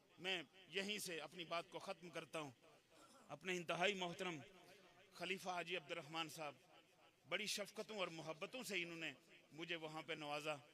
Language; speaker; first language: Urdu; non-native, local second language; Punjabi